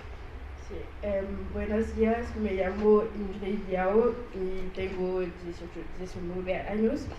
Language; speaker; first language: Spanish; non-native, learner; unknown